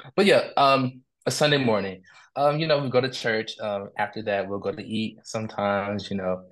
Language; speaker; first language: English; native; English